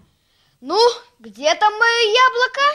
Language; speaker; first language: Russian; native; Russian